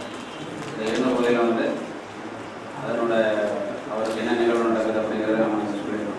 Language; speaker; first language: Tamil; native; Tamil